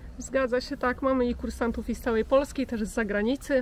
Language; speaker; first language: Polish; native; Polish